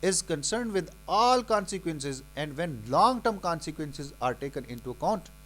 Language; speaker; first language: English; non-native, local second language; Urdu